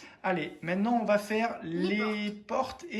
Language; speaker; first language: French; native; French